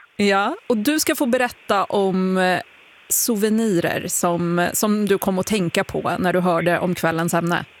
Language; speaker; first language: Swedish; native; Swedish